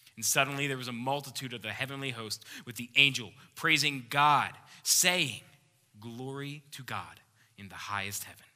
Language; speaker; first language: English; native; English